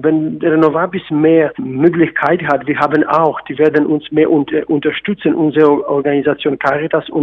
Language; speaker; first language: German; non-native, fluent; Polish